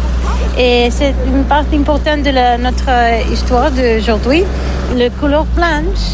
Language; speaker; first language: French; non-native, learner; Catalan